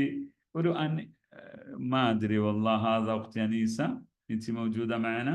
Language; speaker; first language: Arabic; non-native, fluent; Malayalam